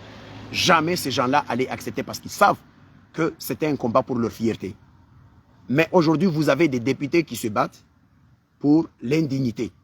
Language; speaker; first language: French; non-native, local second language; Comorian